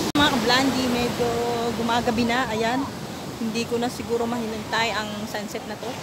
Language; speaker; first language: Filipino; native; Filipino